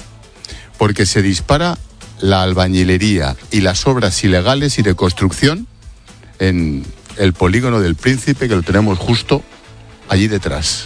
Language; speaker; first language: Spanish; native; Spanish